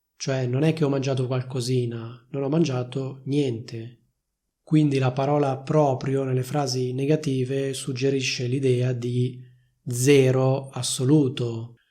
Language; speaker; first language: Italian; native; Italian